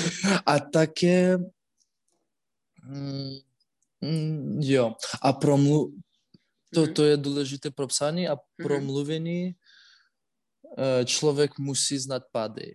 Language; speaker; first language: Czech; non-native, learner; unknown